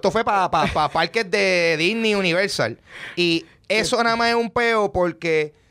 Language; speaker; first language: Spanish; native; Spanish